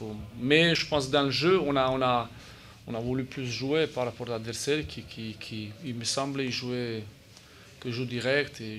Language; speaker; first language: French; native; French